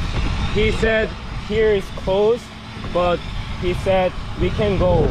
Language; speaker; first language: English; non-native, learner; Korean